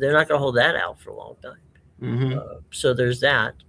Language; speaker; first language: English; native; English